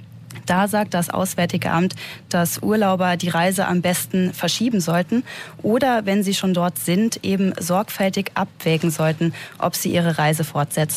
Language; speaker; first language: German; native; German